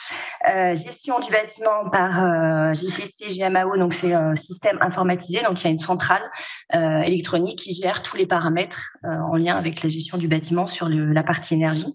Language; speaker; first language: French; native; French